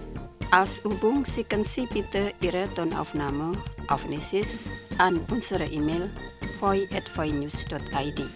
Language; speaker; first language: German; non-native, fluent; Indonesian